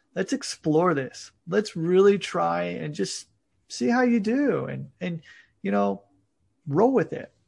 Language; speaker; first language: English; native; English